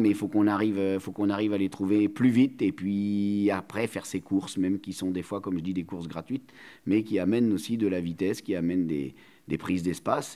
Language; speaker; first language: French; native; French